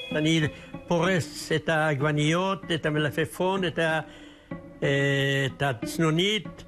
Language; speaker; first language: Hebrew; native; Hebrew